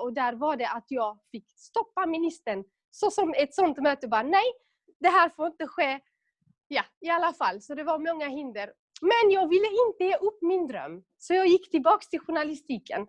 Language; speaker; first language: Swedish; non-native, local second language; Kurdish